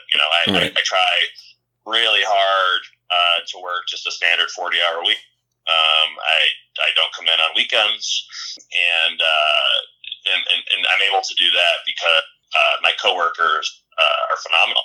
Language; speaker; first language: English; native; English